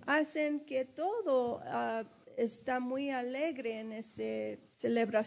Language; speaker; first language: Spanish; early bilingual, heritage; English